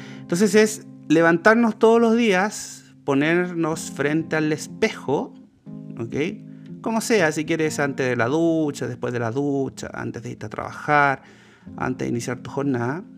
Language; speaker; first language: Spanish; native; Spanish